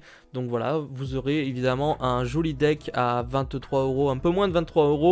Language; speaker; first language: French; native; French